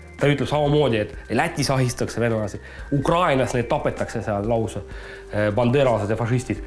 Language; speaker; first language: Estonian; non-native, local second language; Russian